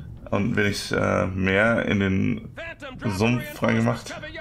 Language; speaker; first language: German; native; German